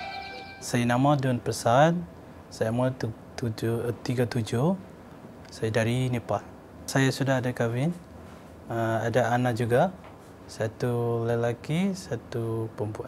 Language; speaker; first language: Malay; non-native, learner; Nepali